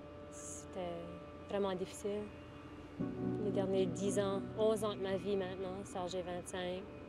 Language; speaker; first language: French; early bilingual, heritage; French